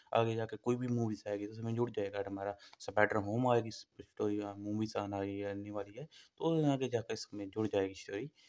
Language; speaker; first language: Hindi; non-native, local second language; Punjabi